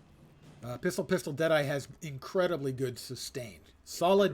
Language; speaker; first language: English; native; English